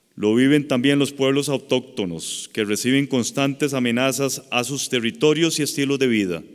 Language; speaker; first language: Spanish; native; Spanish